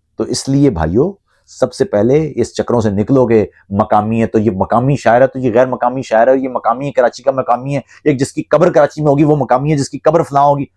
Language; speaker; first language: Urdu; non-native, local second language; Punjabi